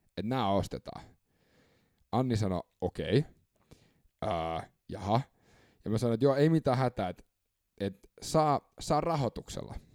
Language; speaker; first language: Finnish; early bilingual, other home language; English